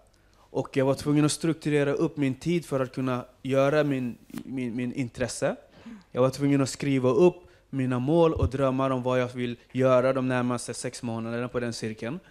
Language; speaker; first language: Swedish; non-native, fluent; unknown